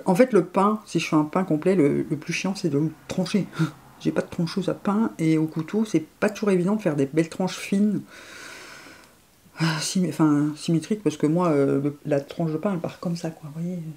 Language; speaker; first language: French; native; French